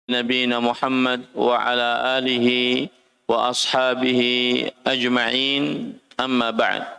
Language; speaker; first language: Arabic; non-native, fluent; Indonesian